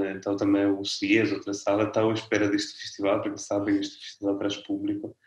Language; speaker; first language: Portuguese; non-native, fluent; Italian